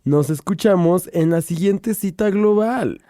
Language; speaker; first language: Spanish; native; Spanish